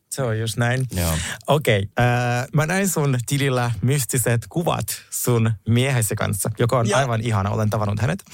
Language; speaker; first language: Finnish; early bilingual, other home language; Russian